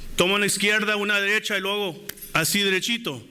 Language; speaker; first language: Spanish; early bilingual, heritage; Spanish